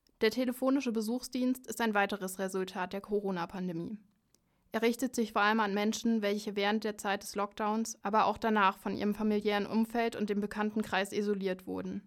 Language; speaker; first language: German; native; German